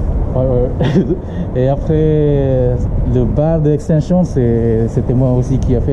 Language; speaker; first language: French; non-native, learner; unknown